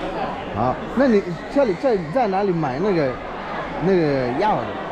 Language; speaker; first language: Chinese; non-native, learner; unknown